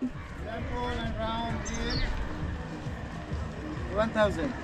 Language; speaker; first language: English; non-native, learner; Nepali